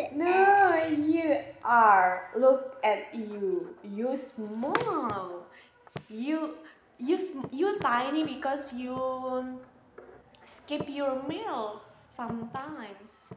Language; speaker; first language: English; non-native, learner; Indonesian